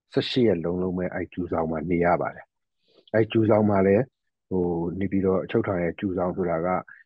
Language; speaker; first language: Burmese; native; Burmese